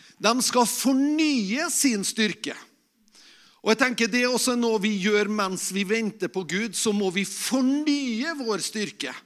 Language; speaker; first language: Norwegian; native; Norwegian